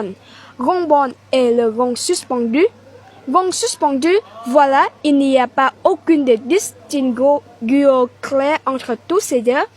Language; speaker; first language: French; non-native, learner; Vietnamese